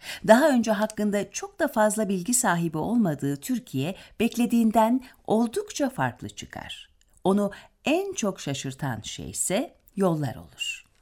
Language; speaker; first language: Turkish; native; Turkish